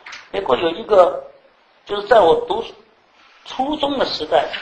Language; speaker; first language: Chinese; native; Chinese